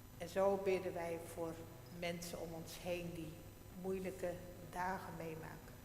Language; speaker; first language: Dutch; non-native, local second language; Western Frisian